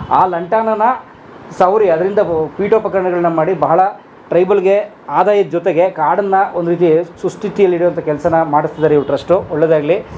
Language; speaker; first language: Kannada; native; Kannada